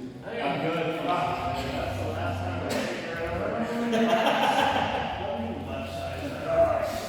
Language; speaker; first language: English; native; English